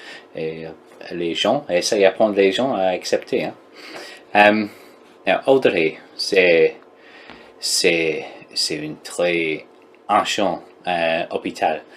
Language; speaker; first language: French; non-native, learner; English